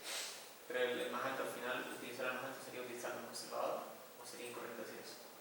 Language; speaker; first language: Spanish; native; Spanish